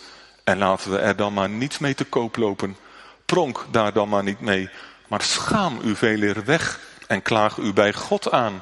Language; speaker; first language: Dutch; native; Dutch